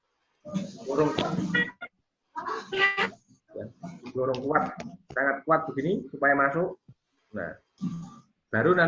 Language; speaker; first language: Indonesian; native; Indonesian